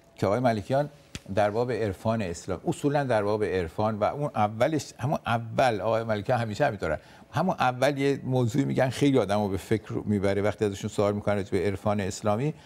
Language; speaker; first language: Persian; native; Persian